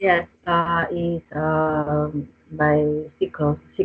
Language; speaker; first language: English; non-native, learner; Spanish